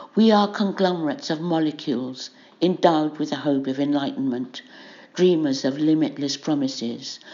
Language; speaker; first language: English; native; English